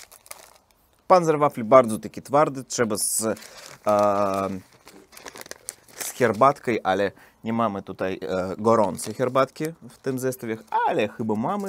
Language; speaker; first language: Polish; non-native, learner; Russian